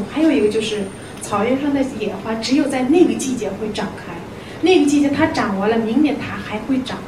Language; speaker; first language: Chinese; non-native, local second language; Mongolian